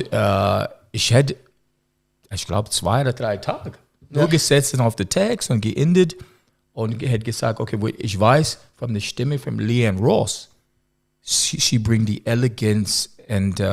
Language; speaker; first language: German; non-native, learner; English